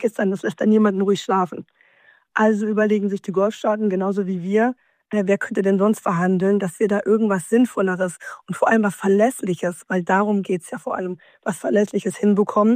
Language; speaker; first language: German; native; German